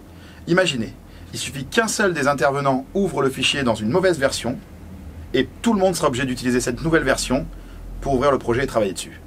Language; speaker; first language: French; native; French